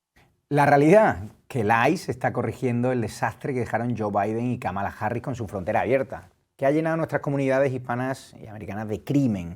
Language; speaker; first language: Spanish; native; Spanish